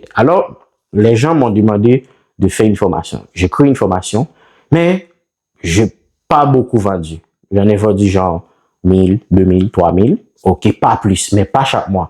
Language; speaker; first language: French; non-native, local second language; Haitian Creole